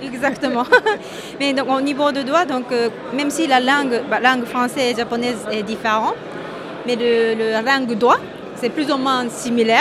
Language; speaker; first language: French; non-native, fluent; Japanese